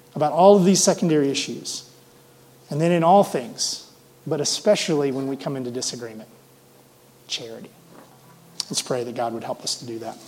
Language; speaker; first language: English; native; English